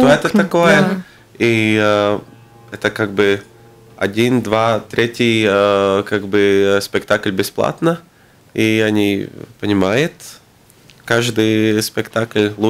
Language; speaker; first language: Russian; non-native, local second language; Latvian